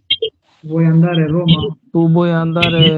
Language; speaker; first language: Italian; non-native, learner; Bangla